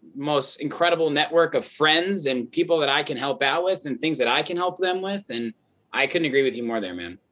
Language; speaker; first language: English; native; English